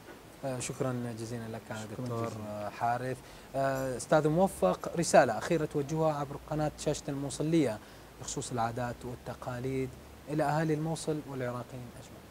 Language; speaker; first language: Arabic; native; Arabic